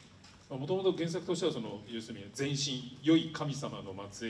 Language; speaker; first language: Japanese; native; Japanese